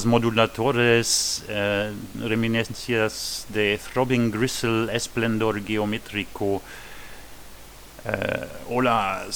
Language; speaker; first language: Spanish; non-native, learner; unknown